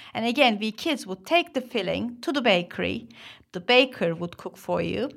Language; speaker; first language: English; non-native, fluent; Turkish